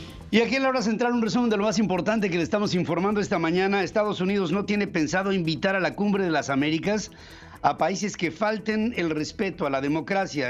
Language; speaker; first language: Spanish; native; Spanish